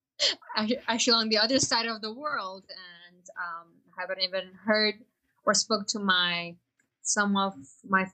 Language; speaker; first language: English; non-native, fluent; Chinese